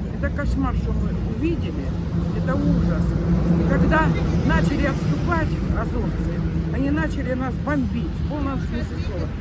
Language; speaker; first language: Russian; native; Russian